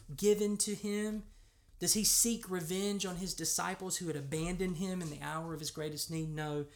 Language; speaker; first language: English; native; English